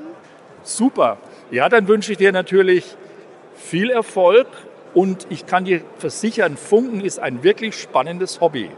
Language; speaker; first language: German; native; German